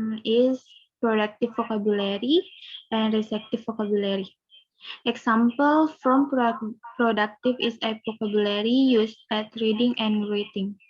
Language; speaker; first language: English; non-native, learner; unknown